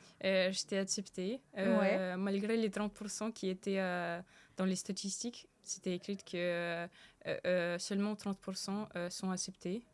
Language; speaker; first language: French; early bilingual, other home language; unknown